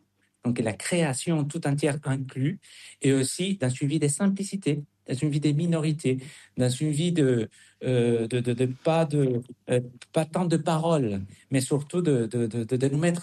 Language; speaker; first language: French; non-native, fluent; Spanish